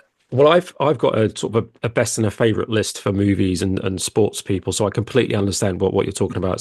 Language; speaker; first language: English; native; English